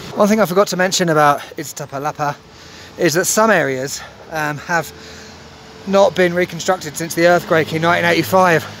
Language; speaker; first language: English; native; English